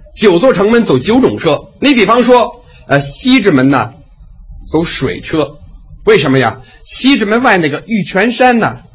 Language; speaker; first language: Chinese; non-native, fluent; English